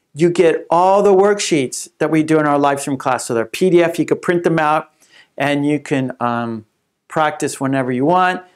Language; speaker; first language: English; native; English